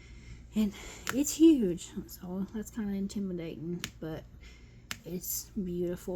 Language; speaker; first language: English; native; English